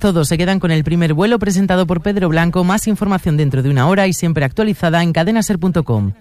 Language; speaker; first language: Spanish; native; Spanish